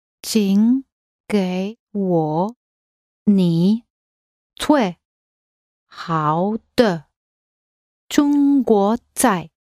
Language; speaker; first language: Chinese; non-native, learner; English